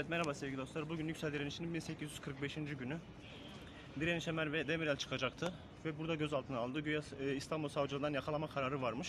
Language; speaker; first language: Turkish; native; Turkish